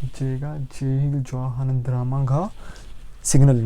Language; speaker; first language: Korean; non-native, fluent; Urdu